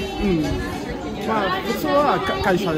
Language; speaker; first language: Japanese; non-native, fluent; Spanish